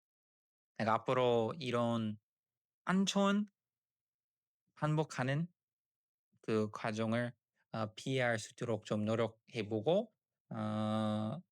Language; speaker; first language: Korean; non-native, learner; English